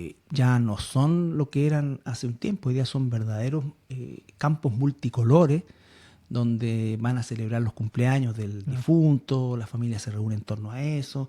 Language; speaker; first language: Spanish; native; Spanish